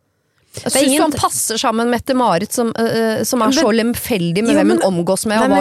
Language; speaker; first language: Norwegian; native; Norwegian